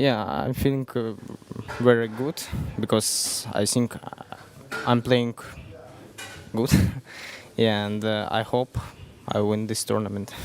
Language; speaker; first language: English; non-native, learner; Russian